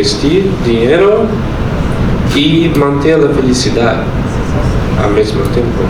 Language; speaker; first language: Spanish; non-native, learner; Portuguese